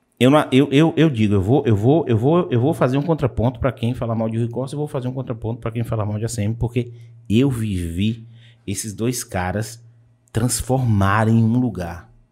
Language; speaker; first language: Portuguese; native; Portuguese